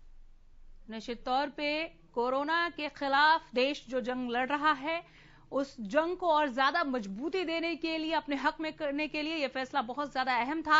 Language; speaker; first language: Hindi; native; Hindi